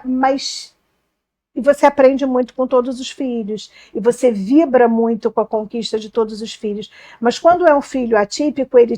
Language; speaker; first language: Portuguese; native; Portuguese